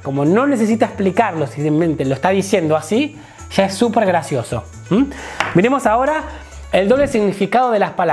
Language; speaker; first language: Spanish; native; Spanish